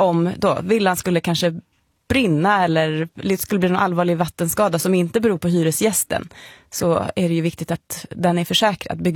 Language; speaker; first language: Swedish; native; Swedish